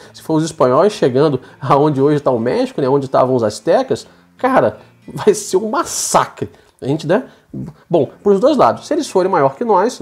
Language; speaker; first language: Portuguese; native; Portuguese